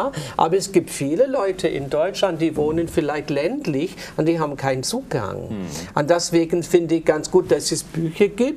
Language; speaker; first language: German; non-native, fluent; English